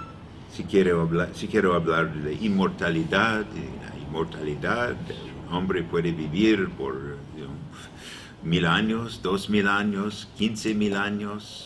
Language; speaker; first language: Spanish; non-native, learner; English